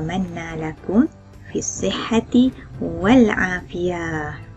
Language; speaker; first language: Arabic; non-native, fluent; Malay